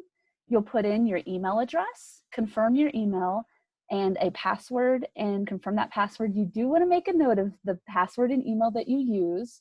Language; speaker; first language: English; native; English